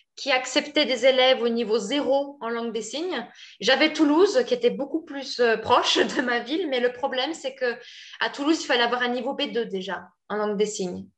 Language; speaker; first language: French; native; French